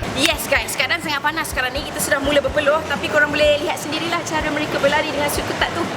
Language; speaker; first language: Malay; native; Malay